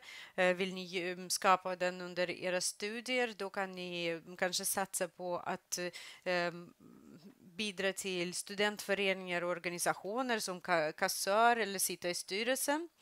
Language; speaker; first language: Swedish; non-native, fluent; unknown